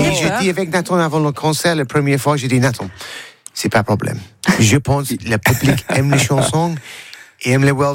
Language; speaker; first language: French; non-native, learner; English